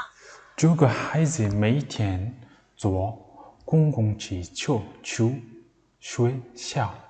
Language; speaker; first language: Chinese; non-native, learner; Mongolian